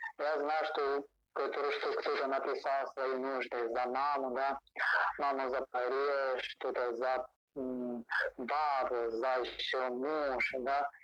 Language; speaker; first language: Russian; non-native, learner; Chinese